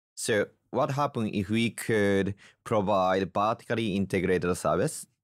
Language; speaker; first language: English; non-native, fluent; Japanese